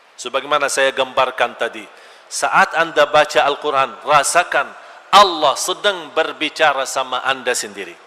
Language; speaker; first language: Malay; non-native, fluent; Arabic